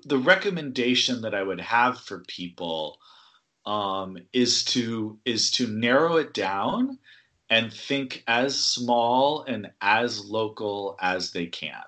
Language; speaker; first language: English; native; English